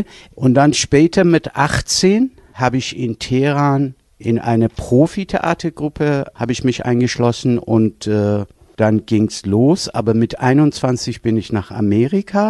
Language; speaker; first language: German; non-native, fluent; Persian